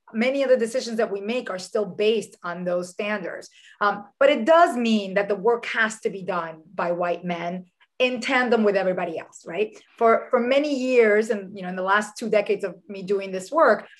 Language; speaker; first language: English; early bilingual, other home language; Spanish